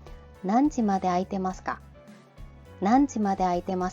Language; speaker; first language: Japanese; non-native, fluent; Korean